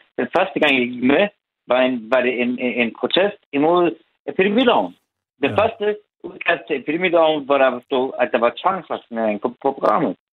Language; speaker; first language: Danish; early bilingual, other home language; Persian